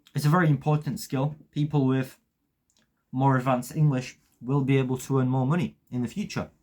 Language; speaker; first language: English; early bilingual, other home language; Polish